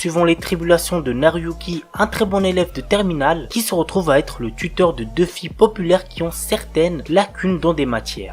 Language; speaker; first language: French; native; French